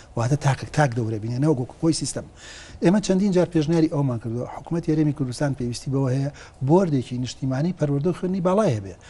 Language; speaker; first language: Central Kurdish; native; Central Kurdish